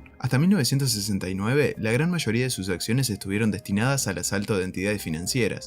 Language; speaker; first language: Spanish; native; Spanish